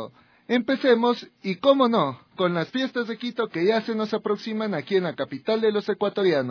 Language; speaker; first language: Spanish; native; Spanish